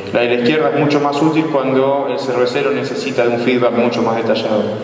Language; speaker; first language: Spanish; native; Spanish